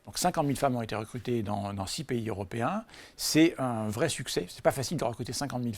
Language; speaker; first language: French; native; French